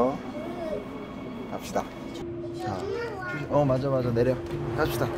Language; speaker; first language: Korean; native; Korean